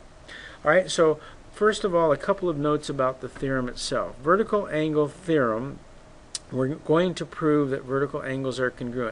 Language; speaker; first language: English; native; English